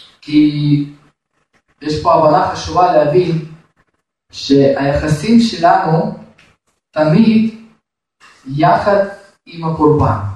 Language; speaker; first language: Hebrew; non-native, fluent; Russian